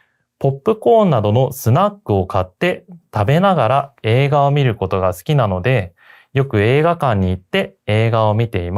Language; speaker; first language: Japanese; non-native, fluent; Korean